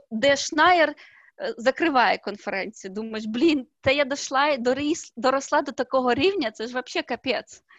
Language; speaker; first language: Ukrainian; native; Ukrainian